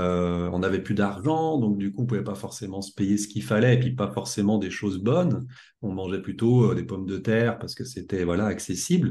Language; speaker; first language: French; native; French